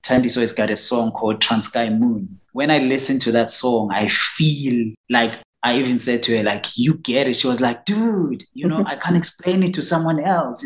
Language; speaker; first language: English; non-native, local second language; Xhosa